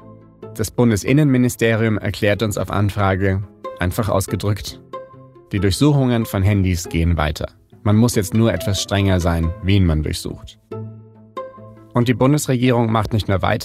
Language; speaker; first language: German; native; German